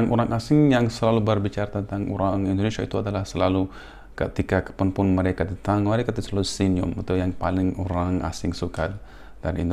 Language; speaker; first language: Indonesian; non-native, fluent; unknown